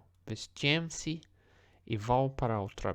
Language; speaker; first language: Portuguese; non-native, learner; English